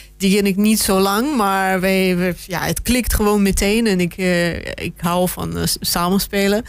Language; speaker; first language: Dutch; non-native, fluent; Russian